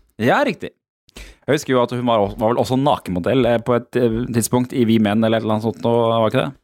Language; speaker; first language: Norwegian; native; Norwegian